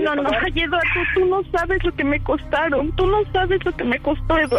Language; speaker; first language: Spanish; native; Spanish